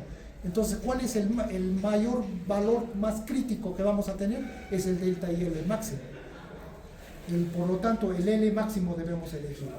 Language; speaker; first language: Spanish; native; Spanish